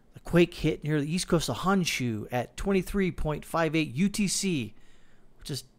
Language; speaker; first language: English; native; English